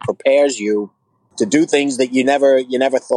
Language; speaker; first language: English; native; English